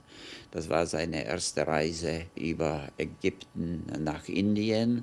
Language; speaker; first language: German; non-native, fluent; Czech